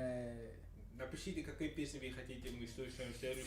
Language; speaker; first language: Russian; non-native, learner; English